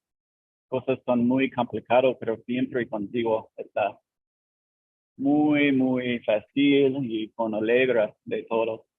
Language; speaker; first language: Spanish; non-native, learner; English